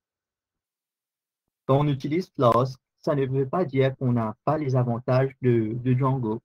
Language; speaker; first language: French; non-native, local second language; Morisyen